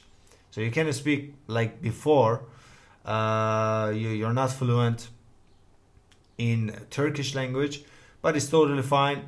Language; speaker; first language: English; non-native, fluent; Persian